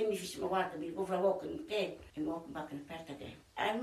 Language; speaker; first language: English; non-native, learner; Italian